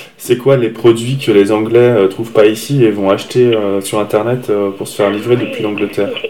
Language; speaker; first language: French; native; French